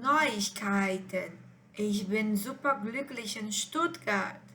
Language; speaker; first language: German; non-native, fluent; Portuguese